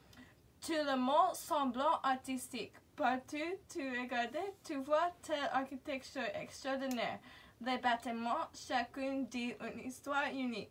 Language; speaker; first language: French; non-native, learner; English